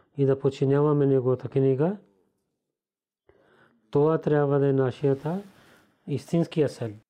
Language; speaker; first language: Bulgarian; non-native, learner; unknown